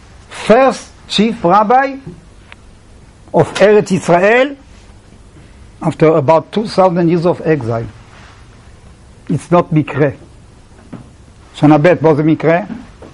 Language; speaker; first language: English; non-native, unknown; Hebrew